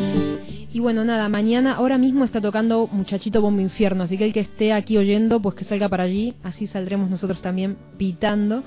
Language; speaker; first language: Spanish; native; Spanish